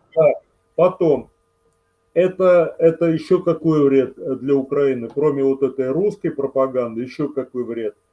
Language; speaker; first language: Russian; native; Russian